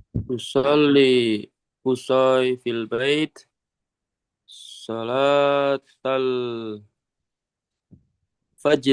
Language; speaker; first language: Arabic; non-native, learner; Indonesian